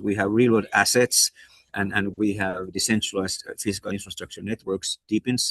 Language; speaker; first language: English; non-native, fluent; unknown